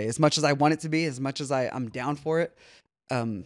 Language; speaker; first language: English; native; English